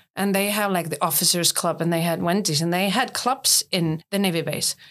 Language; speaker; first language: English; non-native, fluent; Icelandic